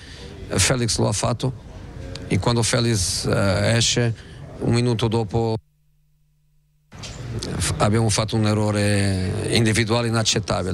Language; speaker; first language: Italian; non-native, fluent; Portuguese